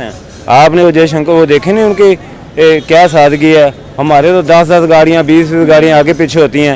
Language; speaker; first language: Hindi; non-native, local second language; Punjabi